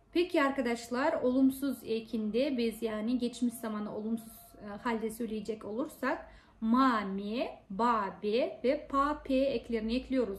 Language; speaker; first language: Turkish; non-native, fluent; Kazakh